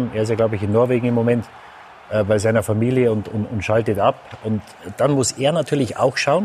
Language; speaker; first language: German; native; German